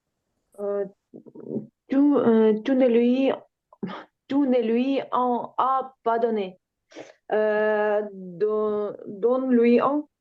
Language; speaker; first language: French; non-native, learner; Ukrainian